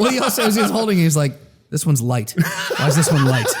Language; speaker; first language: English; native; English